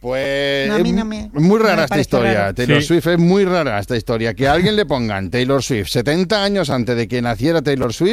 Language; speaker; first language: Spanish; native; Spanish